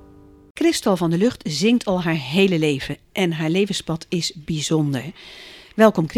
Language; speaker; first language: Dutch; native; Dutch